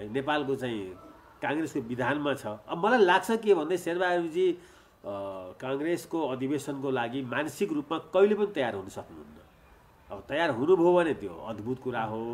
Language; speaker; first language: Nepali; native; Nepali